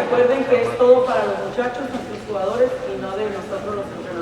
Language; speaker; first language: Spanish; native; Spanish